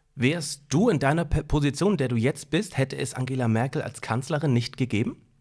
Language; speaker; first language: German; native; German